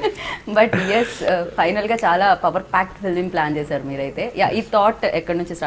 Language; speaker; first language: Telugu; native; Telugu